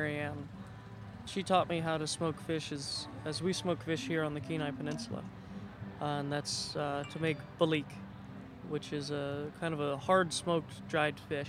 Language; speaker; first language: English; native; English